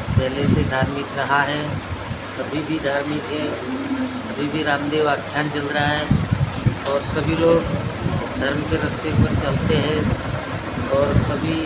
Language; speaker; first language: Hindi; native; Hindi